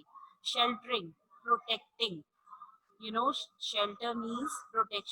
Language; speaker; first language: English; non-native, local second language; Urdu